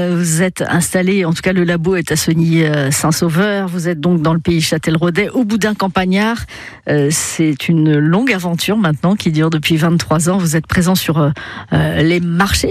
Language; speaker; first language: French; native; French